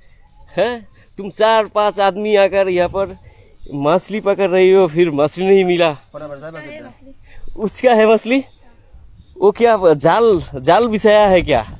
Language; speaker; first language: Hindi; non-native, learner; Bangla